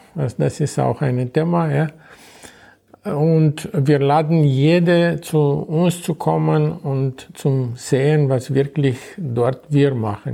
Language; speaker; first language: German; non-native, fluent; Romanian